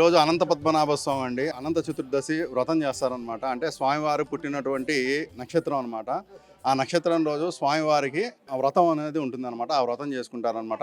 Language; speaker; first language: Telugu; native; Telugu